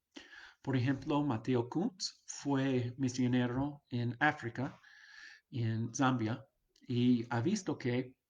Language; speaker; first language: Spanish; non-native, fluent; English